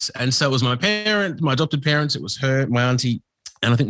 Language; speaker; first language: English; native; English